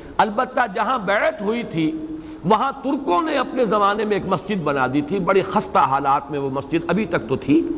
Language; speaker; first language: Urdu; native; Urdu